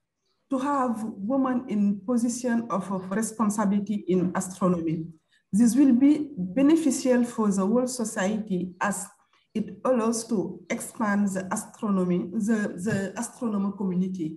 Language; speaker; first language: English; non-native, fluent; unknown